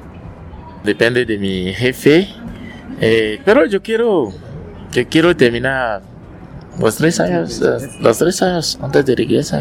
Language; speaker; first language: Spanish; non-native, learner; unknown